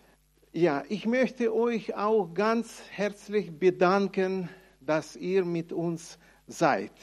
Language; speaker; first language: German; non-native, fluent; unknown